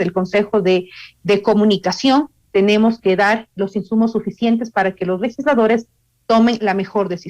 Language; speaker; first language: Spanish; native; Spanish